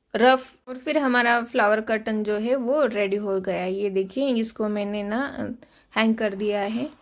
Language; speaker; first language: Hindi; non-native, local second language; Marathi